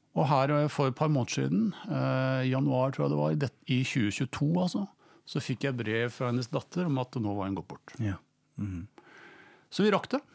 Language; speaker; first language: Norwegian; native; Norwegian